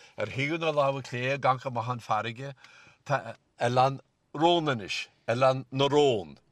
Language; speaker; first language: Irish; native; Irish